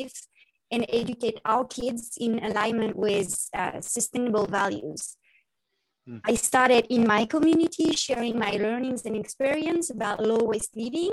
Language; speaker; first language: English; non-native, fluent; French